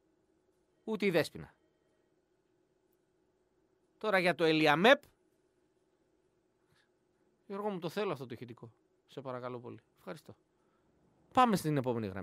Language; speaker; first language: Greek; native; Greek